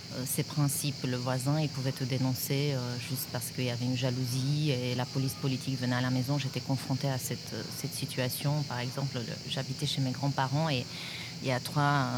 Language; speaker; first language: French; non-native, fluent; Romanian